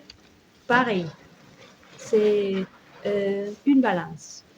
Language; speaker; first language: French; non-native, learner; Spanish